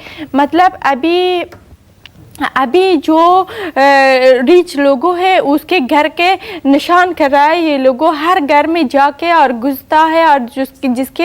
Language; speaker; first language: Hindi; non-native, learner; Persian